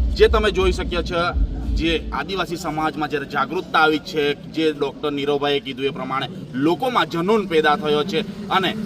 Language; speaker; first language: Gujarati; native; Gujarati